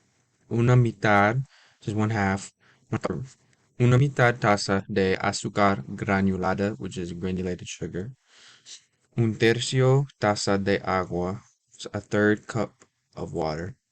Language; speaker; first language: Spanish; non-native, learner; English